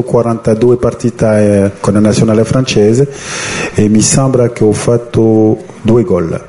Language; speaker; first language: Italian; non-native, fluent; French